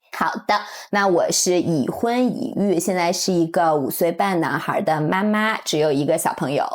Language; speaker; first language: Chinese; native; Chinese